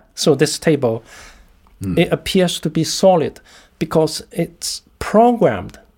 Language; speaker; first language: English; non-native, fluent; Chinese